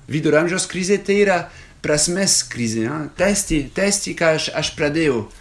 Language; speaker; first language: Lithuanian; non-native, fluent; French